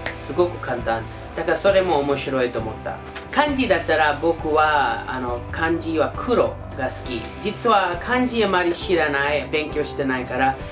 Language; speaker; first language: Japanese; non-native, fluent; English